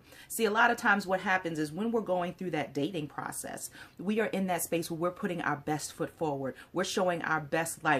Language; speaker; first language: English; native; English